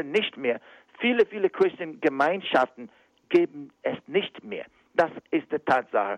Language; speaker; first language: German; non-native, fluent; Igbo